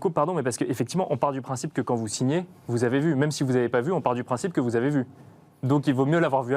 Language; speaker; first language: French; native; French